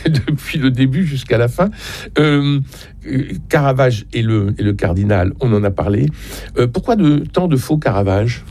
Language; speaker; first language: French; native; French